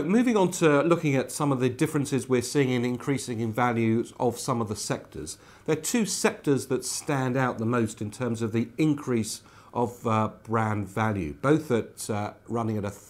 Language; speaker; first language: English; native; English